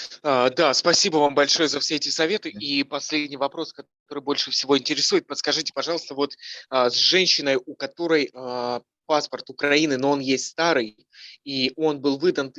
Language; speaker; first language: Russian; native; Russian